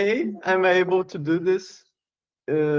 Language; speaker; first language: English; non-native, learner; Portuguese